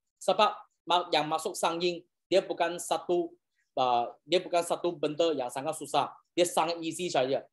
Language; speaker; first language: Malay; non-native, local second language; Chinese